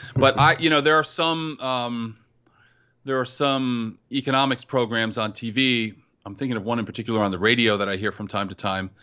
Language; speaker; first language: English; native; English